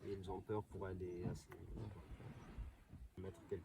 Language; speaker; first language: French; non-native, local second language; Malagasy